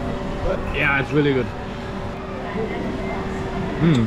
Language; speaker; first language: English; non-native, fluent; German